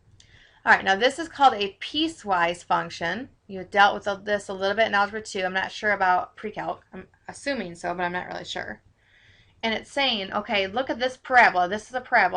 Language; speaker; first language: English; native; English